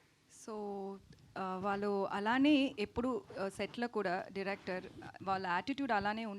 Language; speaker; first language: Telugu; non-native, learner; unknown